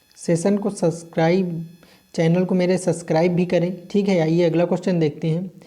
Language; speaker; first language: Hindi; native; Hindi